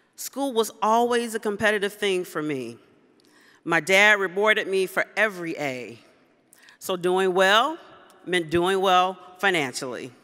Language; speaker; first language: English; native; English